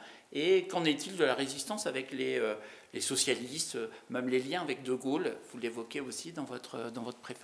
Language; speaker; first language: French; native; French